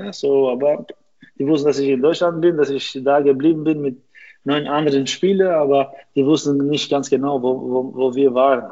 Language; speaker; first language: German; non-native, fluent; Albanian